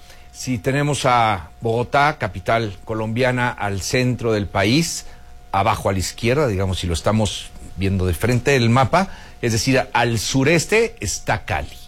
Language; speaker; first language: Spanish; native; Spanish